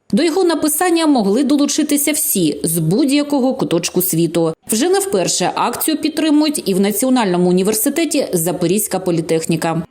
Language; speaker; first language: Ukrainian; native; Ukrainian